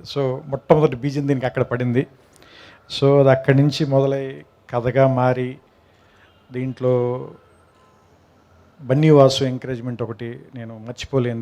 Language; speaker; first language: Telugu; native; Telugu